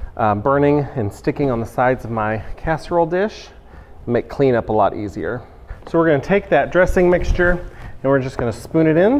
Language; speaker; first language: English; native; English